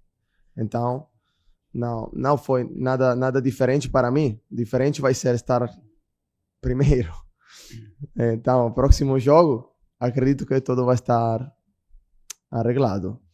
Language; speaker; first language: Portuguese; non-native, fluent; Italian